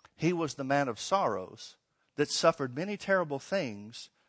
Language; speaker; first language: English; native; English